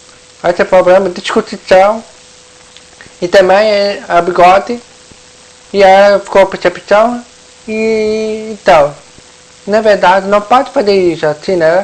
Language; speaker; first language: Portuguese; non-native, local second language; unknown